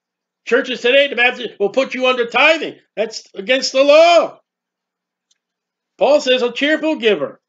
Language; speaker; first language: English; native; English